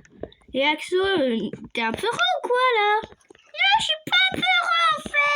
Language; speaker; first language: French; native; French